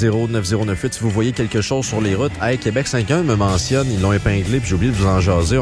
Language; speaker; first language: French; native; French